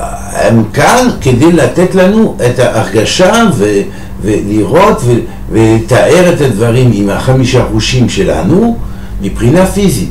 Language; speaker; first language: Hebrew; non-native, fluent; French